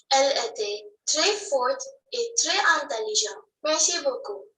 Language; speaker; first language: French; non-native, learner; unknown